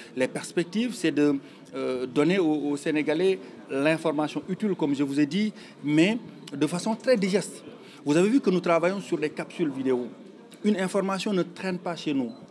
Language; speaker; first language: French; non-native, local second language; Wolof